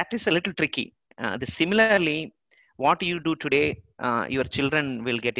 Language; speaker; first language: English; non-native, local second language; Malayalam